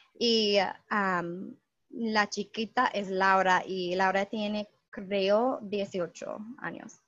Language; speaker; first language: Spanish; non-native, fluent; English